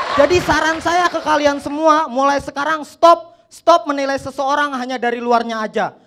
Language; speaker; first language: Indonesian; native; Indonesian